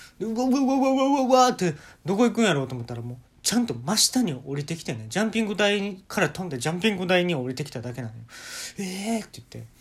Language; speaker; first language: Japanese; native; Japanese